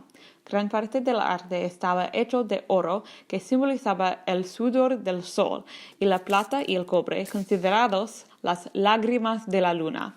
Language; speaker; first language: Spanish; non-native, learner; English